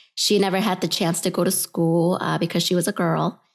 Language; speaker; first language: English; early bilingual, other home language; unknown